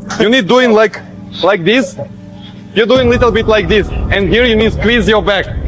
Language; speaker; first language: English; non-native, learner; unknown